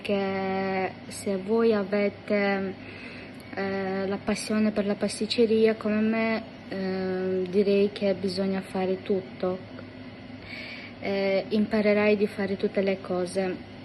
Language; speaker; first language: Italian; non-native, fluent; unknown